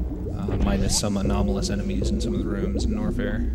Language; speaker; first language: English; native; English